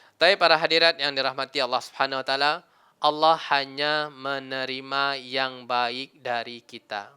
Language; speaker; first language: Malay; non-native, local second language; Minangkabau